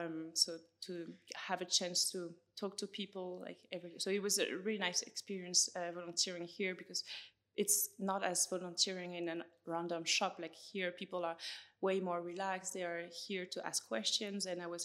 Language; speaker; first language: English; non-native, fluent; French